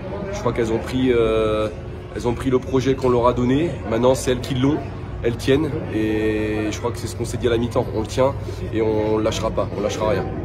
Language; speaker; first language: French; native; French